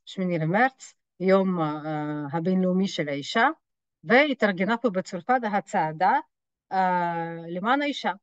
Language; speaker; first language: Hebrew; non-native, fluent; French